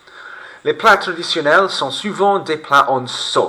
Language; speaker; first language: French; non-native, fluent; English